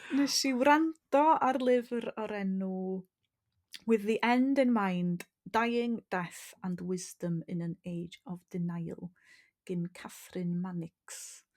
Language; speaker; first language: Welsh; native; Welsh